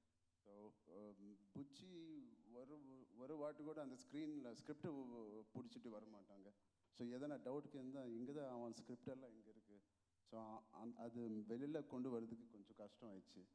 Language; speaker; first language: Tamil; non-native, local second language; Telugu